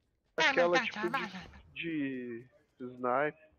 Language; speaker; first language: Portuguese; native; Portuguese